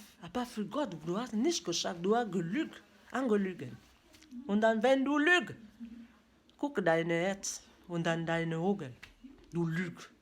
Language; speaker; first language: German; non-native, learner; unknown